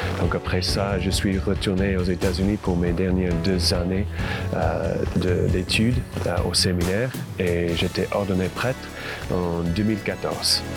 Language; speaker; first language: French; non-native, fluent; English